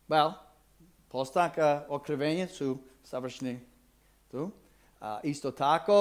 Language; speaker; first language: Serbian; non-native, fluent; English